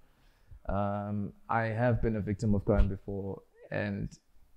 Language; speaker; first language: English; non-native, local second language; Zulu